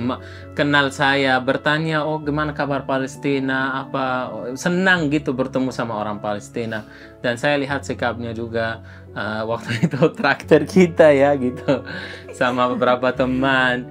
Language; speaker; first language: Indonesian; non-native, fluent; Arabic